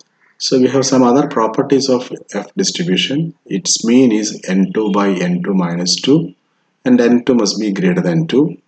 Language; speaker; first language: English; non-native, local second language; Malayalam